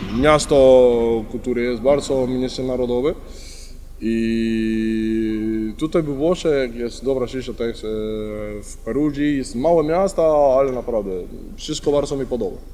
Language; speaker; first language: Polish; non-native, learner; Spanish